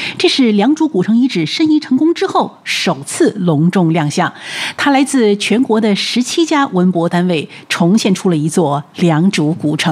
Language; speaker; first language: Chinese; native; Chinese